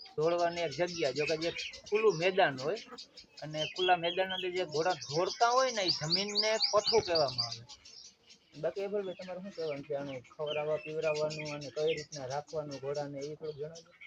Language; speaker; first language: Gujarati; native; Gujarati